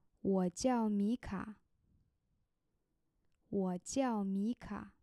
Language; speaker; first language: Chinese; non-native, learner; German